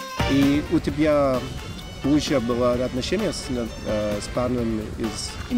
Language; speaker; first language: Russian; non-native, fluent; English